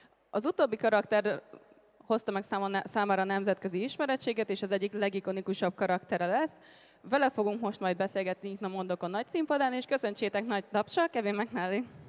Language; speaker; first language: Hungarian; native; Hungarian